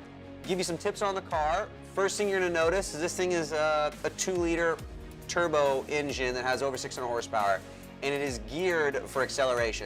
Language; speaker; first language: English; native; English